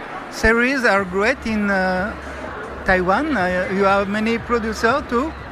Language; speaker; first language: English; non-native, learner; French